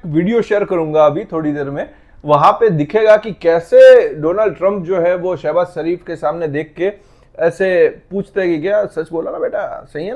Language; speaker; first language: Hindi; non-native, local second language; Gujarati